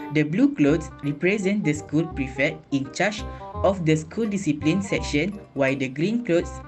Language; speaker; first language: English; non-native, local second language; Malay